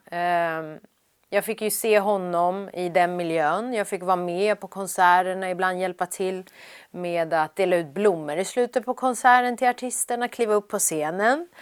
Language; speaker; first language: Swedish; early bilingual, other home language; Persian